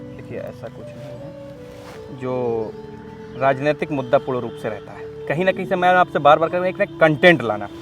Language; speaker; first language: Hindi; native; Hindi